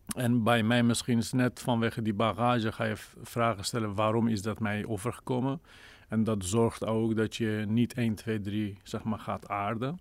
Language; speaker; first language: Dutch; non-native, fluent; Kurdish